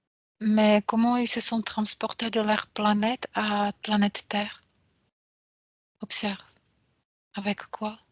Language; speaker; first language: French; non-native, fluent; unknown